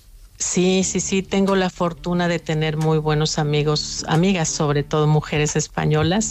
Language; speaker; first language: Spanish; native; Spanish